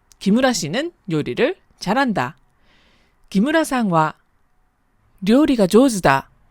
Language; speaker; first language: Korean; native; Korean